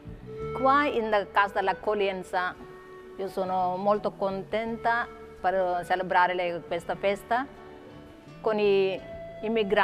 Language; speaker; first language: Italian; non-native, learner; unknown